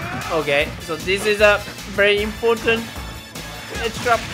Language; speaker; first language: English; non-native, learner; Chinese